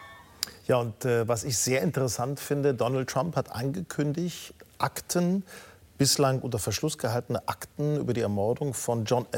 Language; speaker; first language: German; native; German